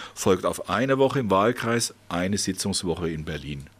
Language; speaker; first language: German; native; German